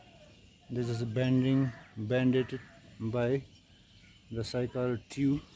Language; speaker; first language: English; non-native, learner; Nepali